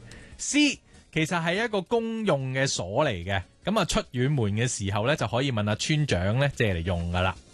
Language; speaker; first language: Cantonese; native; Cantonese